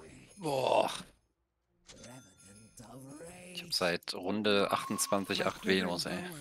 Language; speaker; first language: German; native; German